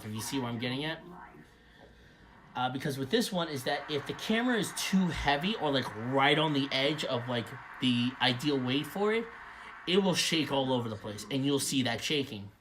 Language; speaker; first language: English; native; English